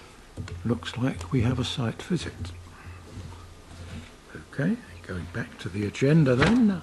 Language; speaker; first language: English; native; English